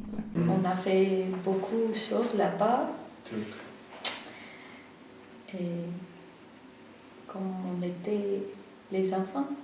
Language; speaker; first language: French; non-native, learner; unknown